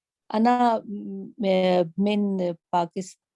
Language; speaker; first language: Arabic; non-native, learner; Urdu